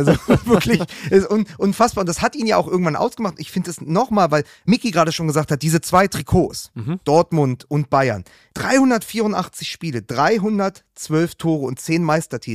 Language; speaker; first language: German; native; German